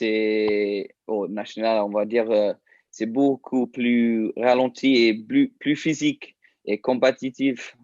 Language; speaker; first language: French; early bilingual, heritage; English